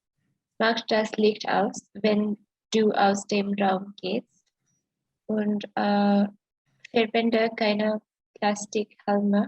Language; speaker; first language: German; non-native, learner; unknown